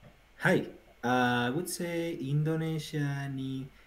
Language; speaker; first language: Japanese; non-native, learner; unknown